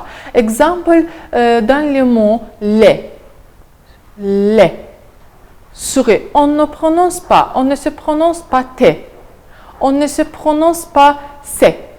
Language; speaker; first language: French; non-native, fluent; Azerbaijani